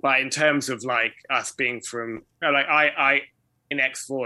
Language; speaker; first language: English; native; English